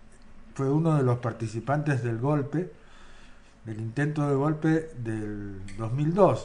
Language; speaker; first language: Spanish; native; Spanish